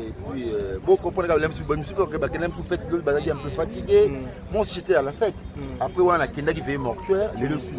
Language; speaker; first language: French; non-native, local second language; Lingala